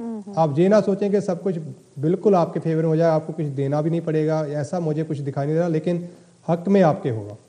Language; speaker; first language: Hindi; native; Hindi